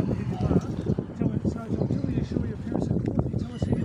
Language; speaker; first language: English; native; English